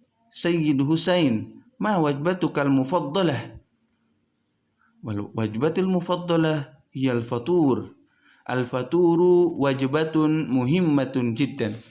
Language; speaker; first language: Arabic; non-native, fluent; Indonesian